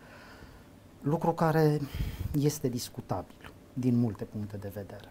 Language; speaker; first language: Romanian; native; Romanian